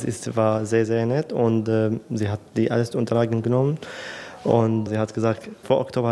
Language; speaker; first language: German; non-native, learner; Arabic